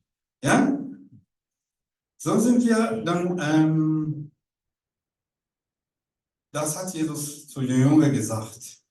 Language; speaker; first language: German; non-native, learner; Rundi